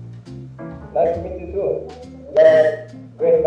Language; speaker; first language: English; non-native, learner; Bosnian